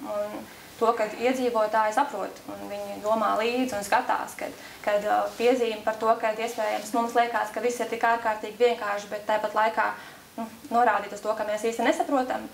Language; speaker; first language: Latvian; native; Latvian